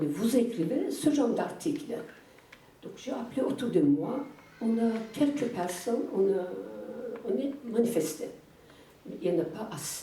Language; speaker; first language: French; non-native, fluent; Turkish